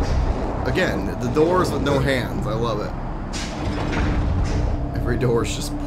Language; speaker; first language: English; native; English